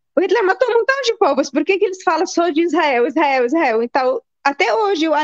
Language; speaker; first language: Portuguese; non-native, fluent; Arabic